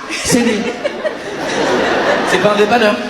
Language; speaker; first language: French; native; French